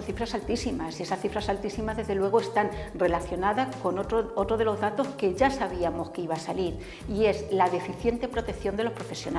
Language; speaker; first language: Spanish; native; Spanish